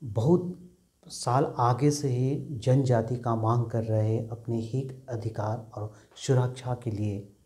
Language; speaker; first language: Hindi; non-native, local second language; Nepali